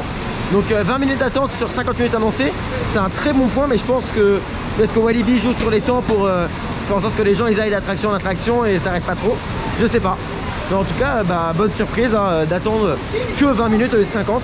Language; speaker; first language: French; native; French